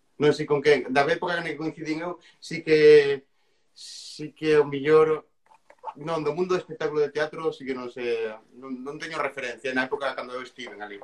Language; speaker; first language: Galician; native; Galician